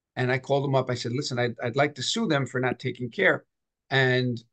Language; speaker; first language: English; native; English